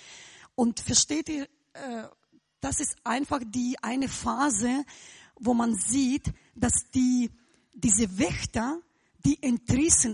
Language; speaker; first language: German; non-native, fluent; Russian